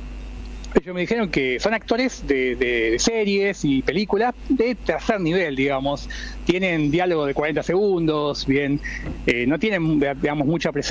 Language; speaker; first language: Spanish; native; Spanish